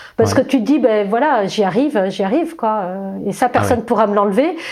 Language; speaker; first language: French; native; French